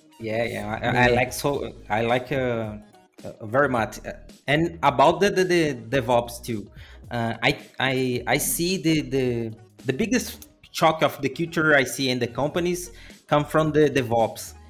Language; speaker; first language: English; non-native, learner; Portuguese